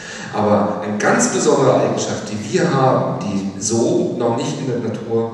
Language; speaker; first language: German; native; German